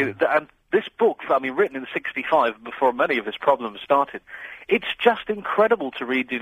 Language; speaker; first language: English; native; English